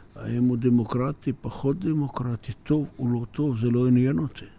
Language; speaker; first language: Hebrew; non-native, fluent; Russian